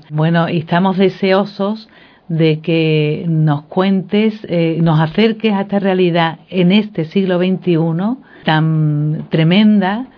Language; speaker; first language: Spanish; non-native, fluent; Polish